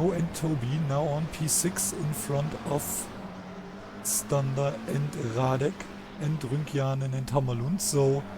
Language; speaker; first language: English; non-native, fluent; German